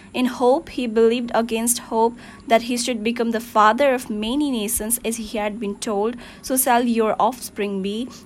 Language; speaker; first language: English; non-native, local second language; Nepali